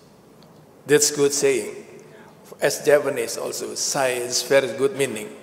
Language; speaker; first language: English; non-native, learner; Indonesian